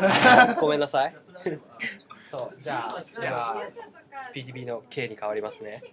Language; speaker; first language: Japanese; non-native, fluent; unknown